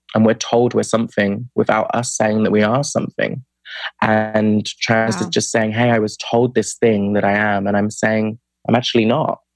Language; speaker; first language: English; native; English